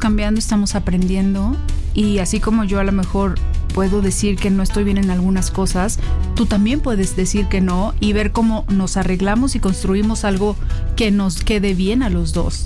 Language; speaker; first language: Spanish; native; Spanish